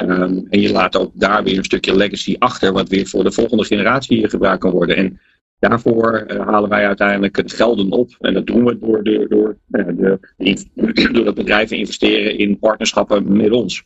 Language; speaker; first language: Dutch; native; Dutch